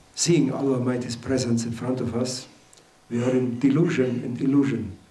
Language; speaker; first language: English; non-native, fluent; German